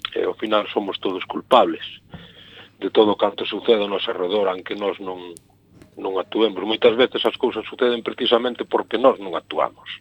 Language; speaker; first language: Galician; native; Galician